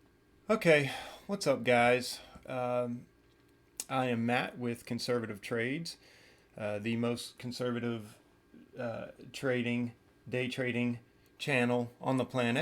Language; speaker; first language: English; native; English